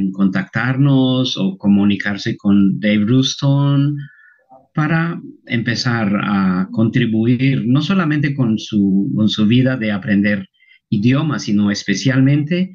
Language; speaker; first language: Spanish; non-native, local second language; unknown